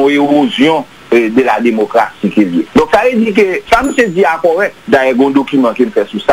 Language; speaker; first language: French; non-native, local second language; Haitian Creole